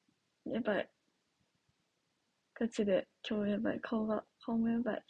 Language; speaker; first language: Japanese; native; Japanese